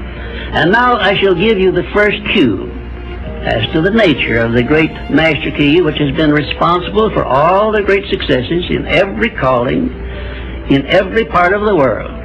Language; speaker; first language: English; native; English